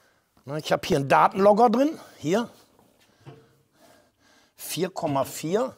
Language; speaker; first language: German; native; German